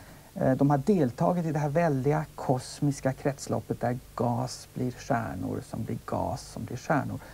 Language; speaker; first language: Swedish; native; Swedish